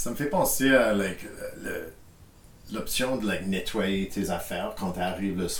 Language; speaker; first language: French; non-native, fluent; English